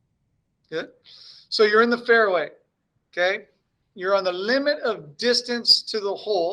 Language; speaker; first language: English; native; English